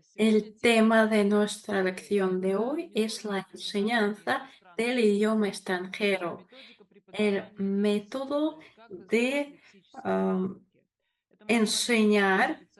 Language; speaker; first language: Spanish; non-native, fluent; Russian